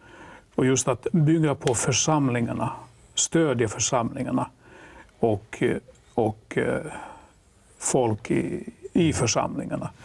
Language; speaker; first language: Swedish; non-native, local second language; Finnish